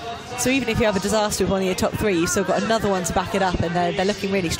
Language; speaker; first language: English; native; English